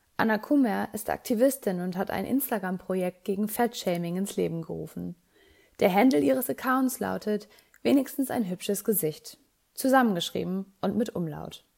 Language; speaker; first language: German; native; German